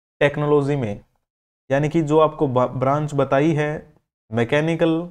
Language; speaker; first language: Hindi; native; Hindi